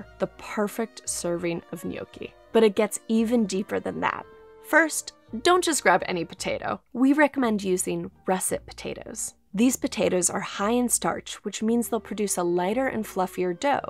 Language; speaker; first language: English; native; English